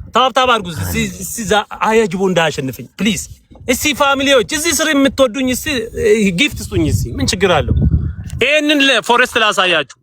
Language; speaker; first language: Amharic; non-native, local second language; Oromo